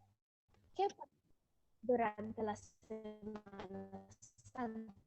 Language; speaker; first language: Spanish; non-native, learner; English